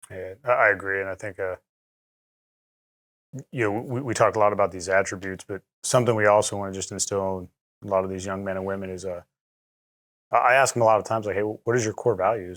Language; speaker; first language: English; native; English